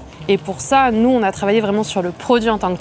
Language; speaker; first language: French; native; French